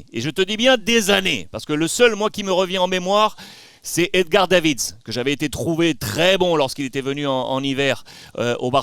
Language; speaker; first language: French; native; French